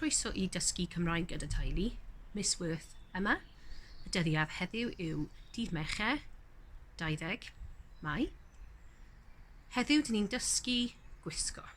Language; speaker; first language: Welsh; non-native, learner; English